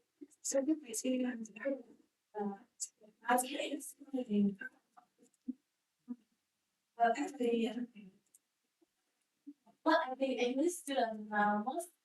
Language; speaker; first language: English; non-native, learner; Vietnamese